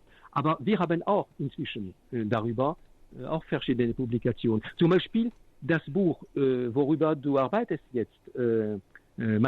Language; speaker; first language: German; non-native, fluent; French